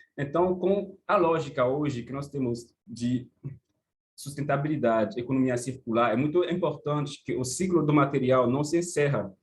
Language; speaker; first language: Portuguese; non-native, fluent; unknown